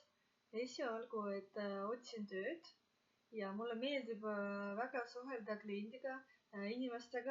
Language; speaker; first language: Estonian; non-native, local second language; Russian